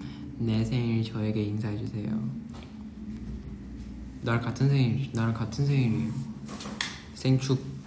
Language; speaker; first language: Korean; non-native, fluent; Chinese